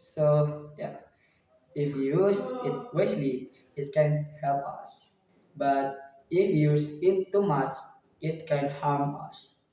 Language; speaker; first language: English; non-native, learner; Indonesian